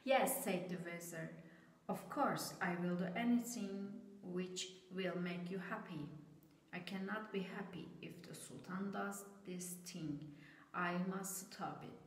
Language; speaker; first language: English; non-native, learner; Turkish